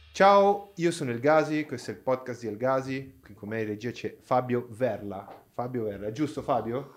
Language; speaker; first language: Italian; non-native, fluent; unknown